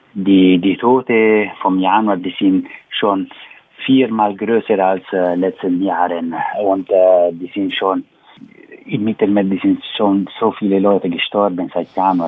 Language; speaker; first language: German; non-native, learner; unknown